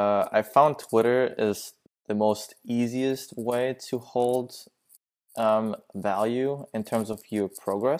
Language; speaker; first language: English; non-native, fluent; German